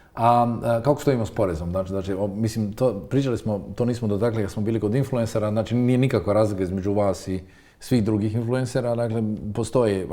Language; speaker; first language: Croatian; native; Croatian